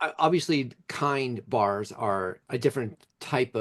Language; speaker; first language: English; native; English